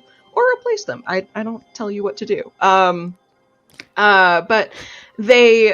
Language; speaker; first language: English; native; English